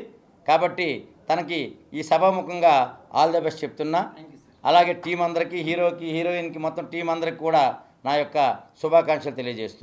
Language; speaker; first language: Telugu; native; Telugu